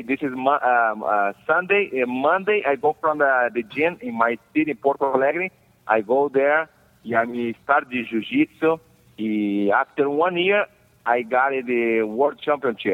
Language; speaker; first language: English; non-native, learner; Portuguese